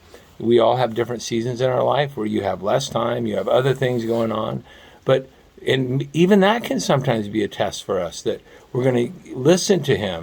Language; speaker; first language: English; native; English